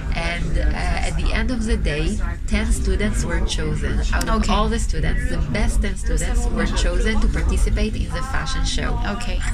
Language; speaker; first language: English; non-native, fluent; Hebrew